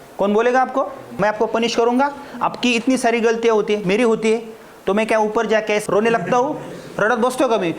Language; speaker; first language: Hindi; non-native, local second language; Marathi